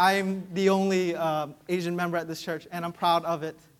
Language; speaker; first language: English; early bilingual, other home language; Vietnamese